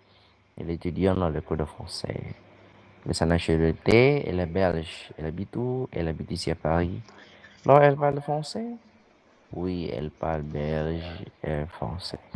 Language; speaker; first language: French; non-native, fluent; Indonesian